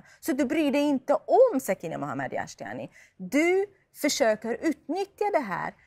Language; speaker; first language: Swedish; non-native, fluent; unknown